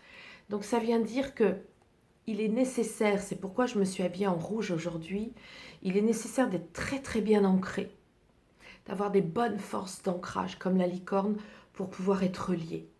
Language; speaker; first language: French; native; French